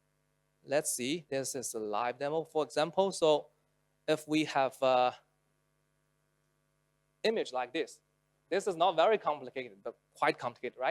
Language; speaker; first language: English; non-native, local second language; Chinese